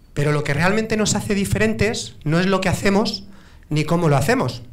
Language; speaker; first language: Spanish; native; Spanish